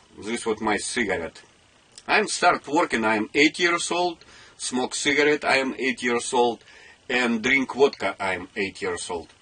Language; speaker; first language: English; non-native, learner; Russian